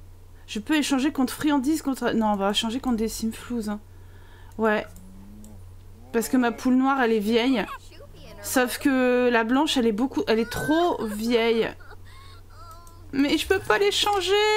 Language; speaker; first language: French; native; French